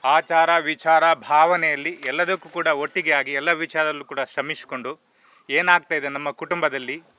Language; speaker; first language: Kannada; native; Kannada